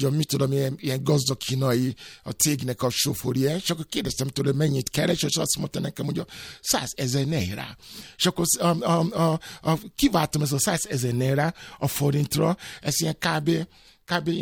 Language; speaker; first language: Hungarian; non-native, fluent; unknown